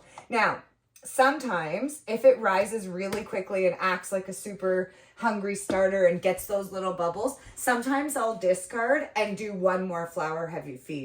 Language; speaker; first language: English; native; English